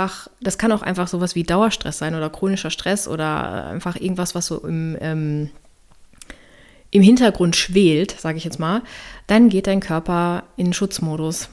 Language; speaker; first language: German; native; German